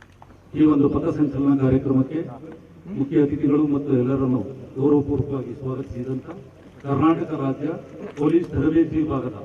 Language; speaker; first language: Kannada; native; Kannada